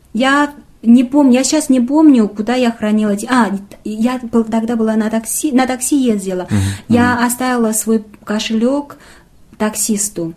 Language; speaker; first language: Russian; non-native, fluent; Chinese